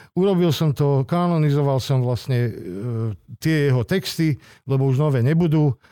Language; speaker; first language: Slovak; non-native, local second language; Hungarian